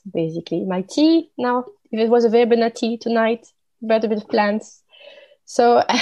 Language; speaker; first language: English; non-native, fluent; French